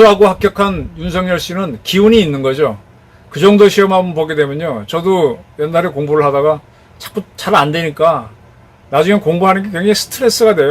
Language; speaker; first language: Korean; native; Korean